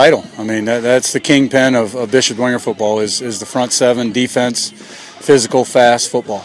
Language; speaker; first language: English; native; English